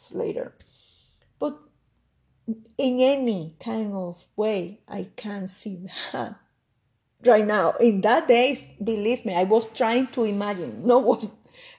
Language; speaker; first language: English; non-native, learner; Spanish